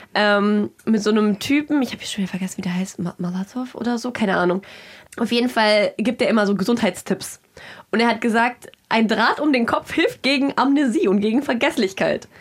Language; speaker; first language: German; early bilingual, other home language; Russian